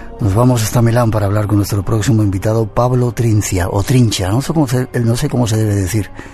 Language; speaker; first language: Spanish; native; Spanish